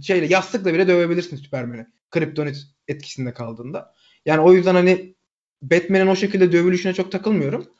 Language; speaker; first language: Turkish; native; Turkish